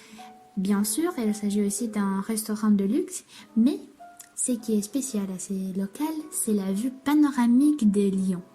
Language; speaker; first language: French; non-native, learner; Romanian